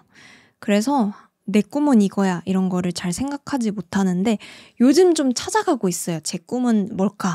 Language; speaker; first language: Korean; native; Korean